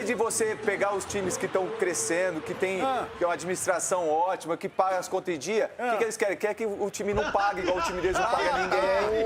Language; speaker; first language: Portuguese; native; Portuguese